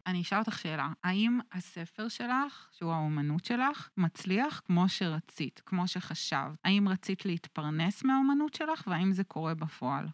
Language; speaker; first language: Hebrew; native; Hebrew